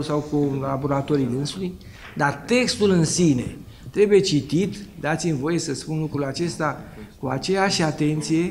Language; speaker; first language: Romanian; native; Romanian